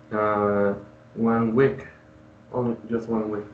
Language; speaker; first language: English; non-native, learner; Spanish